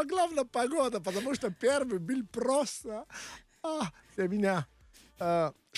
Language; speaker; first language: Russian; non-native, learner; Italian